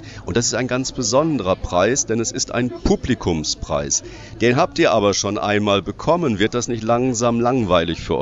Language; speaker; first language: German; native; German